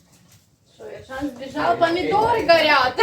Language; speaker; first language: Russian; native; Russian